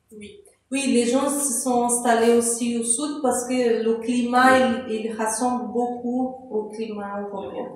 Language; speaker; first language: French; non-native, fluent; Portuguese